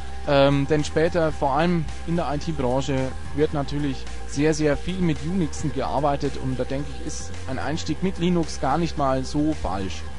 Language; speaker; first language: German; native; German